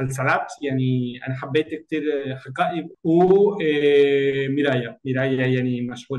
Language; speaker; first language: Arabic; non-native, learner; Spanish